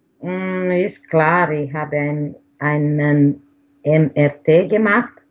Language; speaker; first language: German; non-native, learner; Romanian